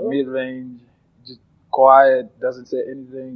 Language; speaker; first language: English; non-native, local second language; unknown